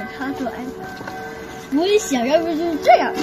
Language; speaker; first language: Chinese; early bilingual, heritage; Chinese